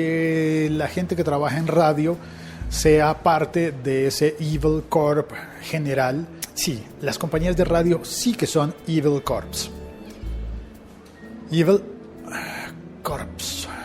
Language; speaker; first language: Spanish; native; Spanish